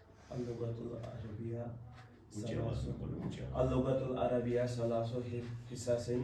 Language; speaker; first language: Arabic; non-native, learner; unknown